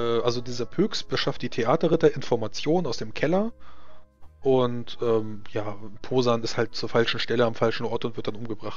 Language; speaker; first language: German; native; German